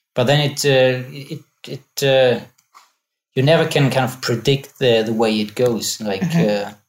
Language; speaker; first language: English; non-native, fluent; German